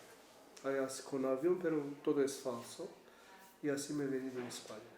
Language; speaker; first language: Spanish; non-native, learner; Kurdish